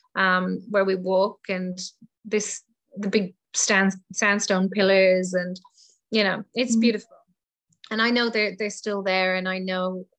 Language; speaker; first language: English; native; English